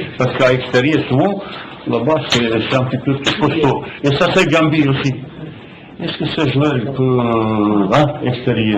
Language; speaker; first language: French; non-native, fluent; Bosnian